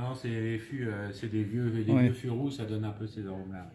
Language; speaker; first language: French; native; French